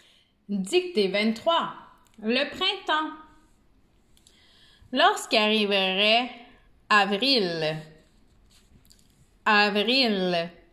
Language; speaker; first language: French; native; French